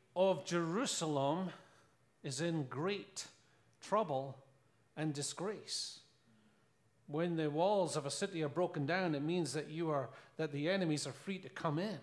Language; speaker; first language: English; native; English